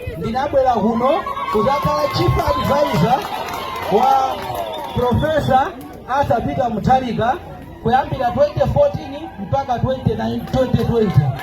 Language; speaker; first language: Nyanja; native; Nyanja